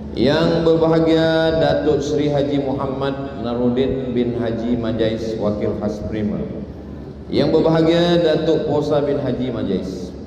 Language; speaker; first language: Malay; native; Malay